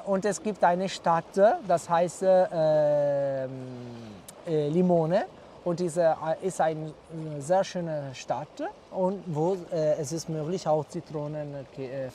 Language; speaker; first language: German; non-native, fluent; Italian